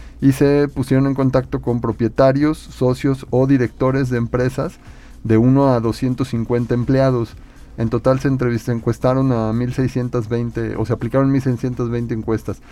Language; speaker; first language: Spanish; native; Spanish